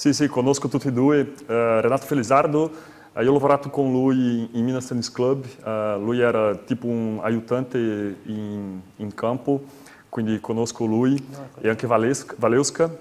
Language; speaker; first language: Italian; non-native, learner; Portuguese